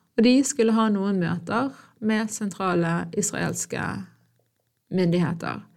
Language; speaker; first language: Norwegian; early bilingual, other home language; Arabic